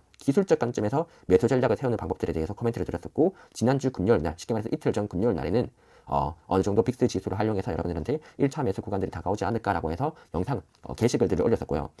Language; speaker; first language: Korean; native; Korean